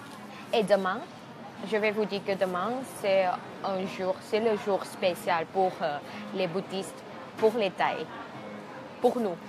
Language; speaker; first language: French; non-native, fluent; Thai